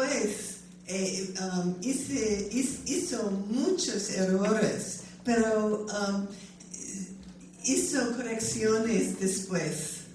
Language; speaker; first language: Spanish; non-native, learner; English